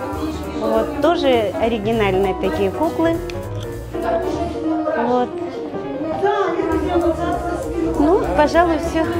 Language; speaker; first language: Russian; native; Russian